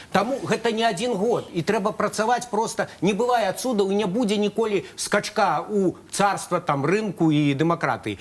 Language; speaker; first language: Belarusian; native; Belarusian